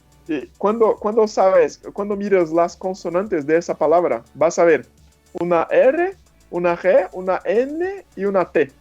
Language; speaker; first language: Spanish; non-native, fluent; Portuguese